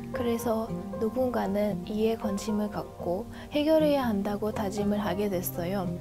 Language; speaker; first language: Korean; non-native, fluent; Uzbek